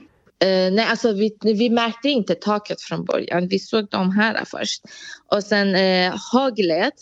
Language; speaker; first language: Swedish; non-native, fluent; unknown